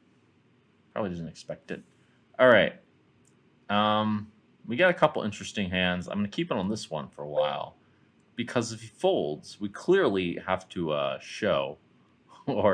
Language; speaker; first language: English; native; English